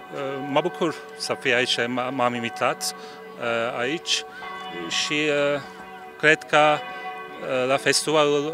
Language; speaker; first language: Romanian; non-native, learner; Turkish